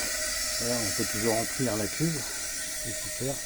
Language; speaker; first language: French; native; French